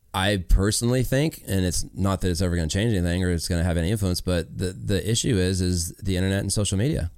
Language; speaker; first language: English; native; English